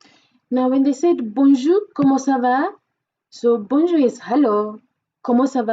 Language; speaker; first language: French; non-native, fluent; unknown